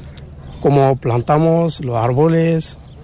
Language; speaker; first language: Spanish; non-native, learner; Arabic